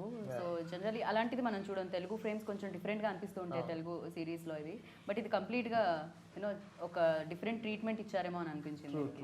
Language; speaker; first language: Telugu; native; Telugu